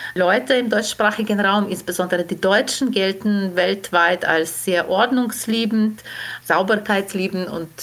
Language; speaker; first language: German; non-native, fluent; Ukrainian